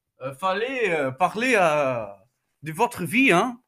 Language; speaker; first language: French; non-native, learner; Portuguese